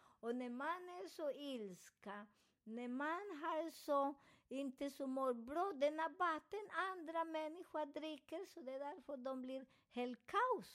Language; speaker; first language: Swedish; non-native, fluent; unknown